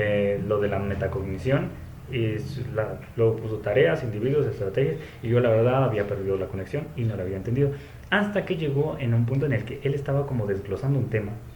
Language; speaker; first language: Spanish; native; Spanish